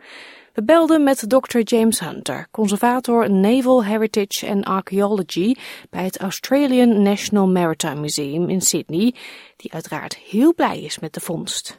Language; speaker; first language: Dutch; native; Dutch